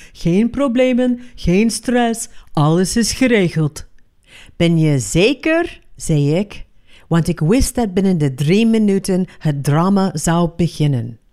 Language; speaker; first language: Dutch; non-native, fluent; English